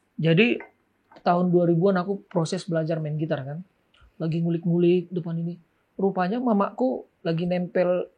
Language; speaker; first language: Indonesian; native; Indonesian